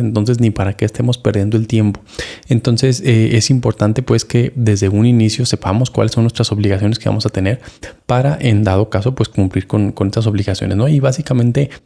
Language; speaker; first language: Spanish; native; Spanish